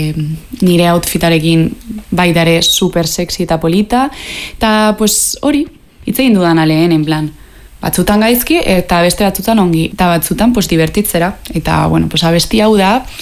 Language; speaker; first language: Basque; non-native, local second language; Spanish